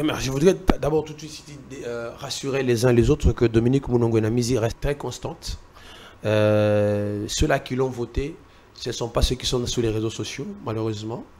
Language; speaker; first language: French; non-native, local second language; Luba-Lulua